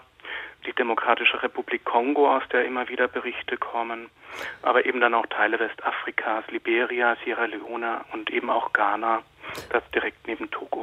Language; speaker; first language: German; native; German